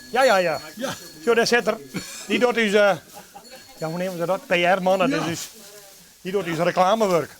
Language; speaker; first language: Dutch; non-native, local second language; Western Frisian